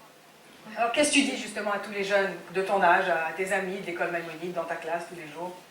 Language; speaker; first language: French; native; French